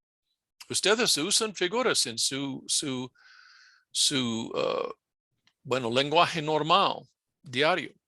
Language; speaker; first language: Spanish; non-native, fluent; English